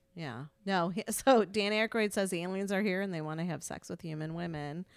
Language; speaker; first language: English; native; English